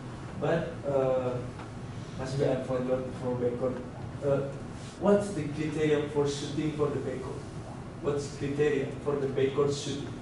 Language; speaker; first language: English; non-native, learner; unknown